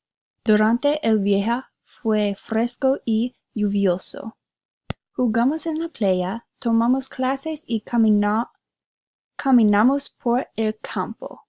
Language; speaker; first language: Spanish; non-native, learner; English